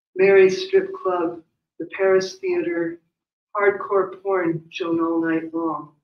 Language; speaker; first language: English; native; English